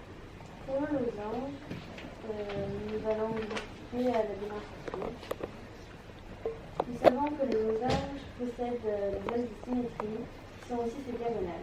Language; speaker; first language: French; native; French